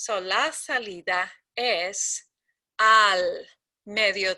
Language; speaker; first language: Spanish; non-native, fluent; English